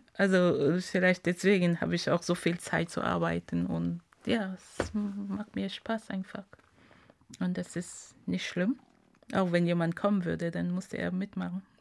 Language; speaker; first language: German; non-native, fluent; Ghomala